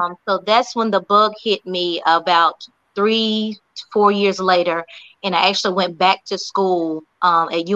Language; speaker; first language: English; native; English